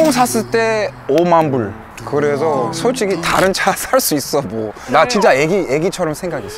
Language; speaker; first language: Korean; non-native, learner; English